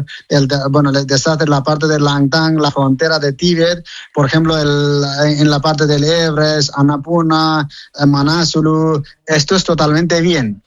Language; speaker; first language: Spanish; non-native, learner; Nepali